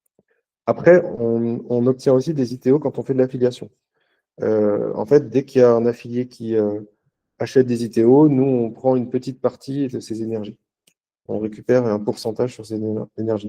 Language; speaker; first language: French; native; French